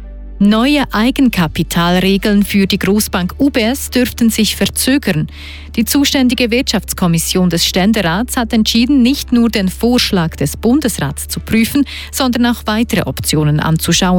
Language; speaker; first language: German; native; German